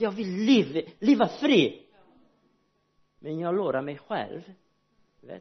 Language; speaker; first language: Swedish; non-native, learner; Portuguese